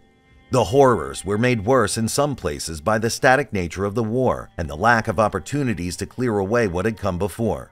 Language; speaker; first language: English; native; English